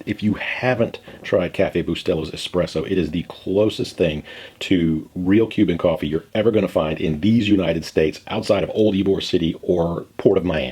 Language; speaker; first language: English; native; English